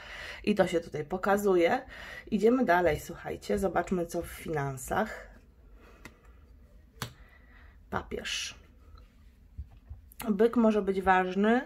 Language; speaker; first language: Polish; native; Polish